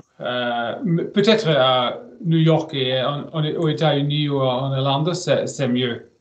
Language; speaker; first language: French; non-native, learner; German